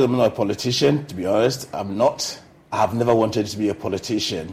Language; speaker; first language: English; non-native, local second language; Akan